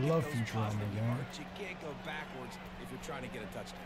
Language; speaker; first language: English; native; English